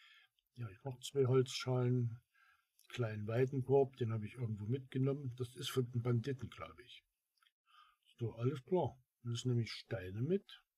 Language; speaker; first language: German; native; German